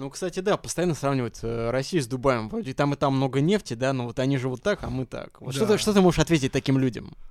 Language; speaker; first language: Russian; native; Russian